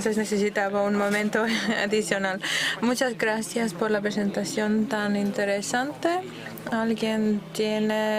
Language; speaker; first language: Spanish; non-native, fluent; Dutch